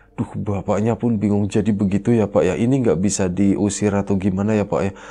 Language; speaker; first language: Indonesian; native; Indonesian